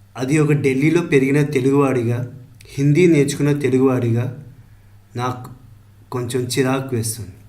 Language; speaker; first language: Telugu; early bilingual, heritage; Telugu